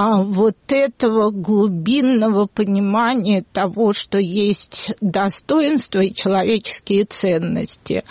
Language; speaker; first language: Russian; native; Russian